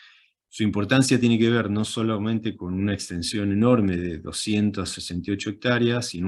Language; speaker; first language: Spanish; native; Spanish